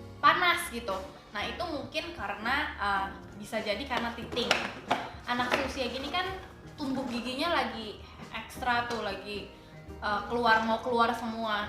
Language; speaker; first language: Indonesian; native; Indonesian